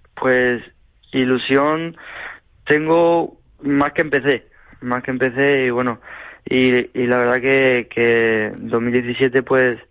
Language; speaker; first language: Spanish; native; Spanish